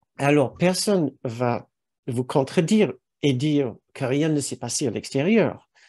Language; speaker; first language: French; non-native, fluent; English